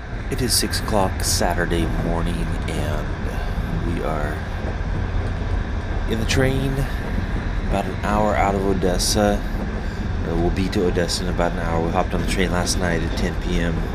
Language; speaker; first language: English; native; English